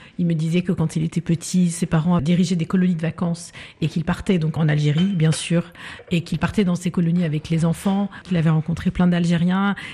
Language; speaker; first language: French; early bilingual, other home language; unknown